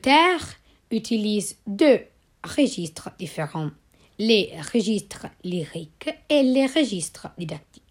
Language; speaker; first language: French; non-native, learner; Italian